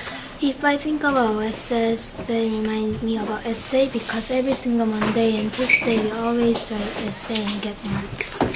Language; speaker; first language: English; non-native, learner; Korean